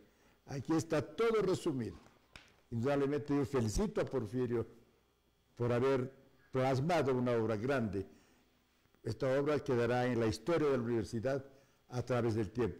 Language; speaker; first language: Spanish; native; Spanish